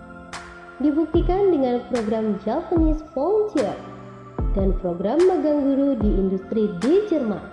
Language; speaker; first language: Indonesian; native; Indonesian